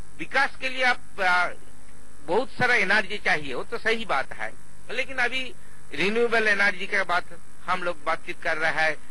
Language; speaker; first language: Hindi; non-native, local second language; Bangla